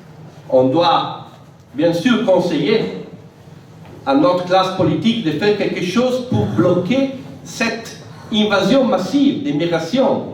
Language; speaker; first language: French; non-native, fluent; Italian